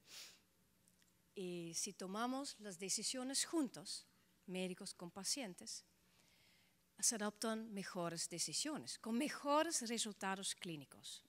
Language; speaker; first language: Spanish; non-native, fluent; Dutch